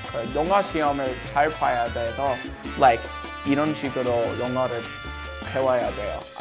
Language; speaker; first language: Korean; non-native, learner; English